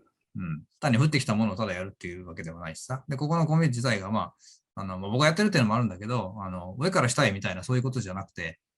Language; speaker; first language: Japanese; native; Japanese